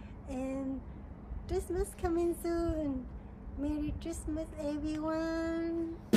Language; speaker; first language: English; non-native, learner; Vietnamese